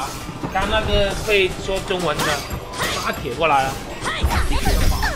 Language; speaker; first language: Chinese; native; Chinese